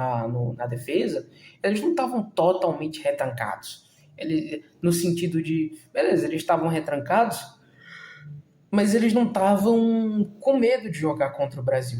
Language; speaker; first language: Portuguese; native; Portuguese